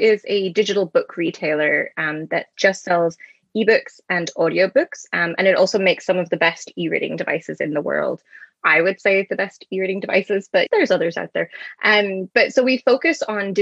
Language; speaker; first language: English; native; English